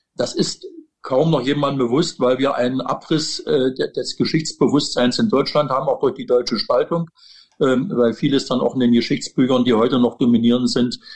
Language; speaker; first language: German; native; German